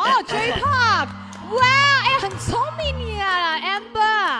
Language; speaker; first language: Chinese; native; Chinese